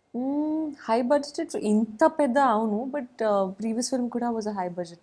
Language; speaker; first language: Telugu; non-native, learner; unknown